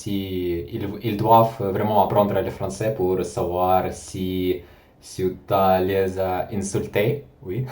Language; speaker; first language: French; non-native, learner; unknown